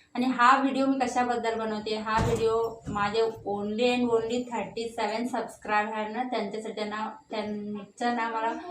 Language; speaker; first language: Marathi; non-native, local second language; Hindi